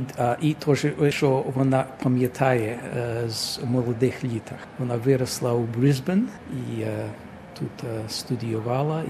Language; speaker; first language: Ukrainian; early bilingual, heritage; Ukrainian